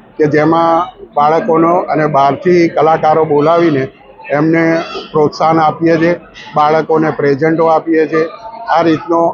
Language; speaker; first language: Gujarati; non-native, local second language; Sindhi